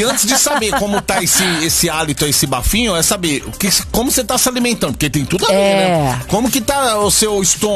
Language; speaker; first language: Portuguese; native; Portuguese